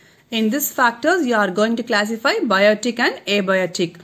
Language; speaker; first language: English; non-native, local second language; Tamil